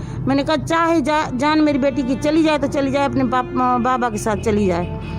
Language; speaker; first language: Urdu; non-native, local second language; Sindhi